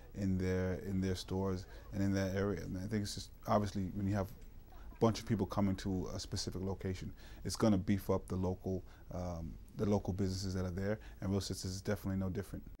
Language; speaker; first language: English; native; English